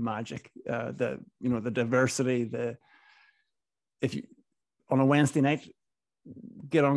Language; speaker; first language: English; native; English